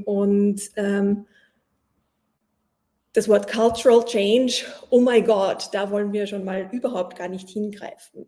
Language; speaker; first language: German; native; German